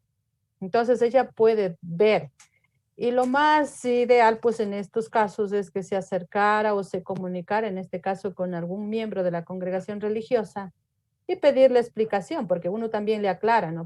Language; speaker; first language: Spanish; native; Spanish